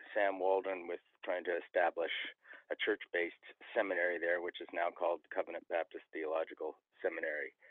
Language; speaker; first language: English; native; English